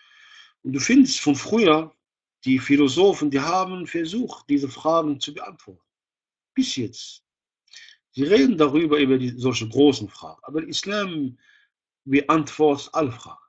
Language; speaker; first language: German; non-native, fluent; Arabic